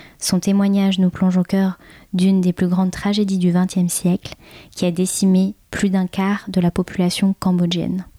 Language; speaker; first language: French; early bilingual, other home language; Khmer